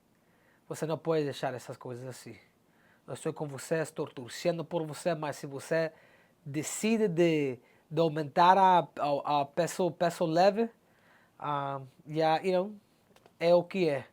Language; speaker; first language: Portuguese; non-native, learner; English